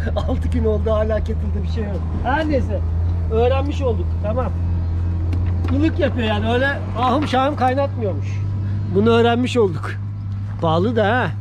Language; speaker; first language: Turkish; native; Turkish